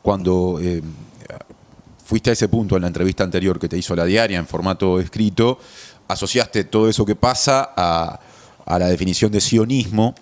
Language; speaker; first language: Spanish; native; Spanish